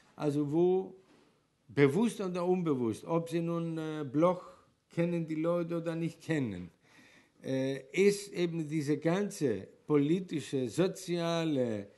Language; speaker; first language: German; non-native, fluent; Greek